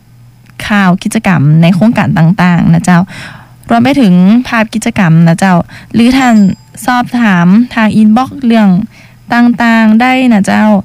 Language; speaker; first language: Thai; non-native, local second language; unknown